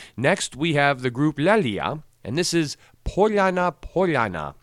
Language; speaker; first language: English; native; English